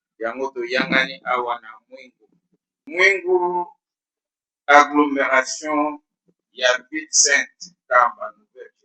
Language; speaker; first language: Lingala; non-native, local second language; Kongo